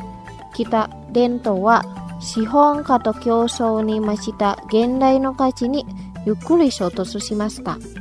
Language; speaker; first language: Japanese; non-native, fluent; Indonesian